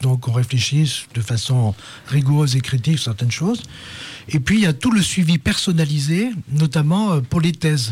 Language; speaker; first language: French; native; French